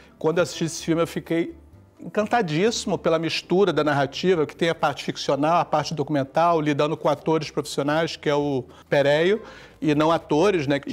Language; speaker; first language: Portuguese; early bilingual, other home language; Chinese